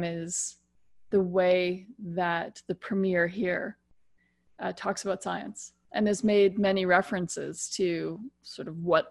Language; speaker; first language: English; native; English